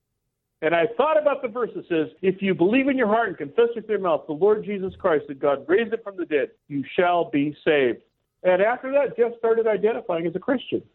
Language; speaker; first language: English; native; English